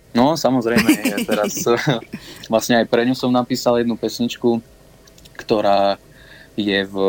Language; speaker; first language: Slovak; native; Slovak